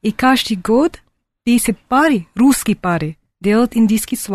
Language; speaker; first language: Russian; non-native, learner; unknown